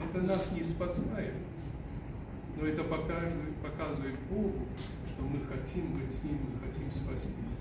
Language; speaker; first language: Russian; early bilingual, heritage; Russian